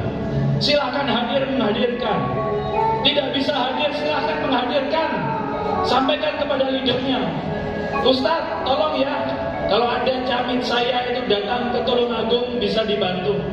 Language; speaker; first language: Indonesian; native; Indonesian